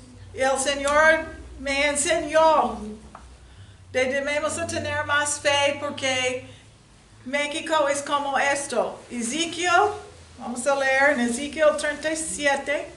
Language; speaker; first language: Spanish; non-native, learner; English